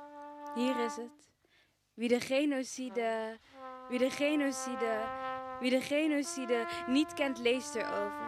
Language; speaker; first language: Dutch; early bilingual, other home language; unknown